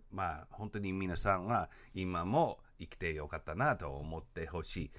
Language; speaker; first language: Japanese; non-native, fluent; English